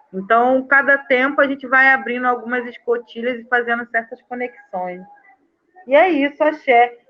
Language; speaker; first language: Portuguese; native; Portuguese